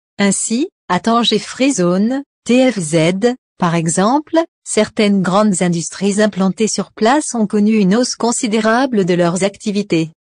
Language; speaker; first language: French; non-native, local second language; Arabic